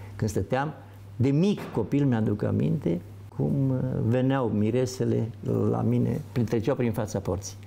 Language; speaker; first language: Romanian; native; Romanian